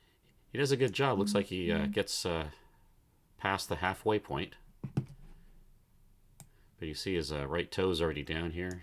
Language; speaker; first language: English; native; English